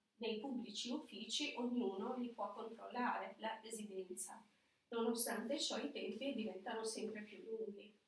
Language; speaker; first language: Italian; non-native, fluent; Albanian